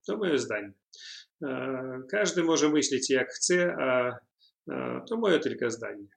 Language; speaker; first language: Polish; non-native, learner; Belarusian